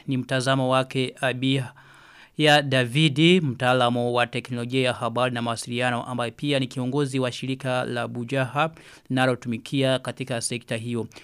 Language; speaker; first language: Swahili; non-native, local second language; Rundi